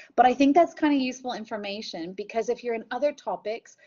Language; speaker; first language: English; native; English